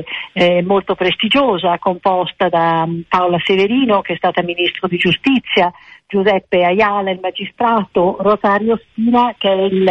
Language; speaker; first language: Italian; native; Italian